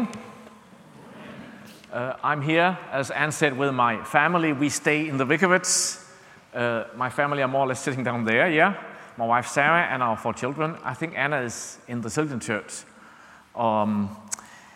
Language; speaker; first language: English; non-native, fluent; Danish